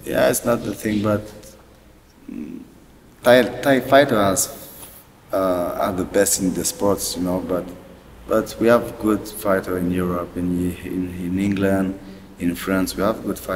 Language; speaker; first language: English; non-native, learner; French